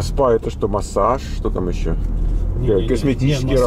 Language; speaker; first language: Russian; native; Russian